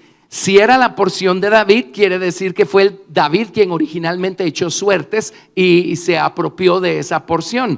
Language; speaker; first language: Spanish; native; Spanish